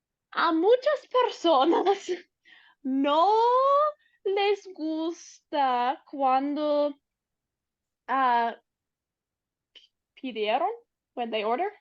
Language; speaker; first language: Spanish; non-native, learner; English